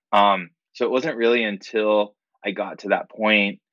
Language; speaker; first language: English; native; English